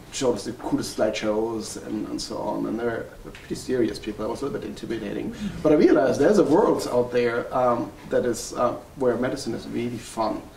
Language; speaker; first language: English; non-native, fluent; German